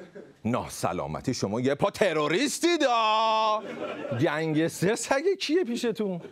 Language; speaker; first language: Persian; native; Persian